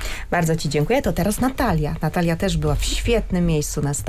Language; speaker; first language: Polish; native; Polish